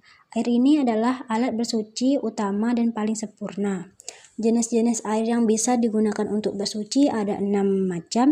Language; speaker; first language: Indonesian; native; Indonesian